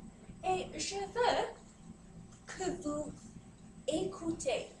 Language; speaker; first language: French; non-native, fluent; English